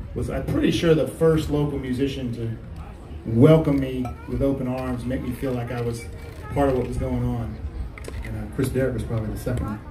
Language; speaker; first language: English; native; English